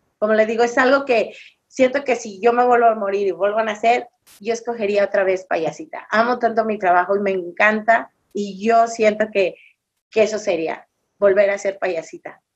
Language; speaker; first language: Spanish; native; Spanish